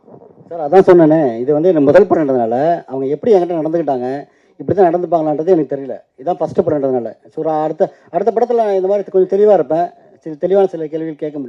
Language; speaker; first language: Tamil; native; Tamil